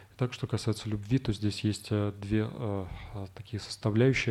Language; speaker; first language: Russian; native; Russian